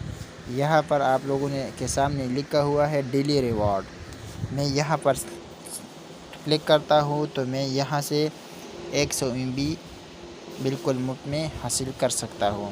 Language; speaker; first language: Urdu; non-native, local second language; Pashto